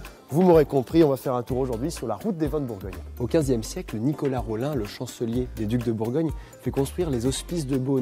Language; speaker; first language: French; native; French